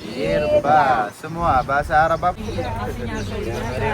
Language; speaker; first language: Indonesian; non-native, learner; Arabic